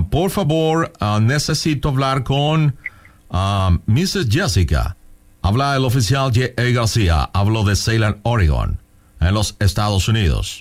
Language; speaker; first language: Spanish; non-native, local second language; English